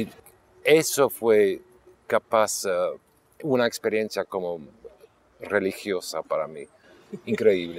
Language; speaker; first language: Spanish; non-native, local second language; English